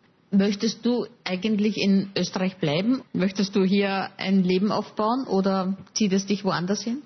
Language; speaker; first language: German; native; German